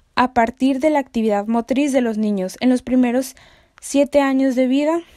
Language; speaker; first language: Spanish; native; Spanish